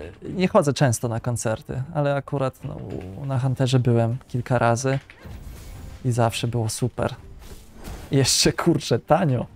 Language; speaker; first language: Polish; native; Polish